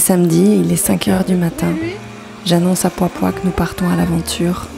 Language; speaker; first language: French; native; French